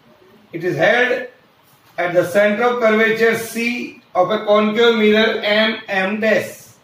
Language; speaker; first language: English; non-native, local second language; Hindi